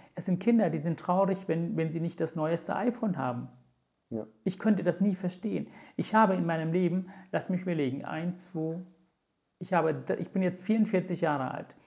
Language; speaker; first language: German; non-native, fluent; Tamil